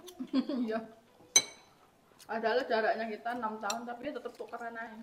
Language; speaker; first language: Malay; non-native, local second language; Javanese